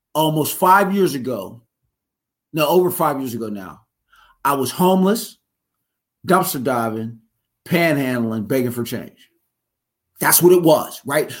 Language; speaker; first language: English; native; English